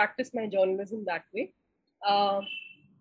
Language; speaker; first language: English; non-native, local second language; Hindi